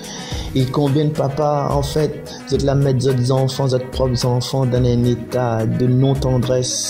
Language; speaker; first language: French; non-native, learner; Réunion Creole French